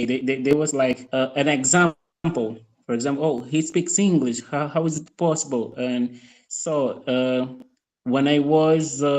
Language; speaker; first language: English; non-native, fluent; Portuguese